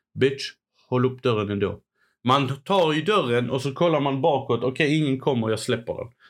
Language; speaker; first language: Swedish; early bilingual, other home language; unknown